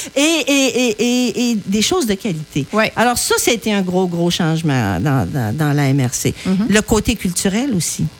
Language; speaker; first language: French; native; French